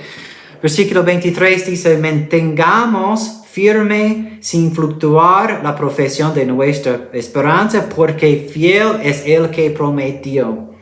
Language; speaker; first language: Spanish; non-native, fluent; English